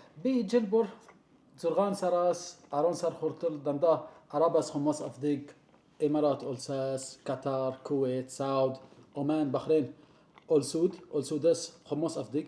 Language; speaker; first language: Mongolian; non-native, learner; Arabic